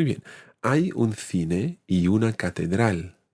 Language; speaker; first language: Spanish; non-native, fluent; English